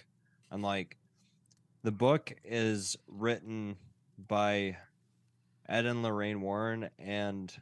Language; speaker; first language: English; native; English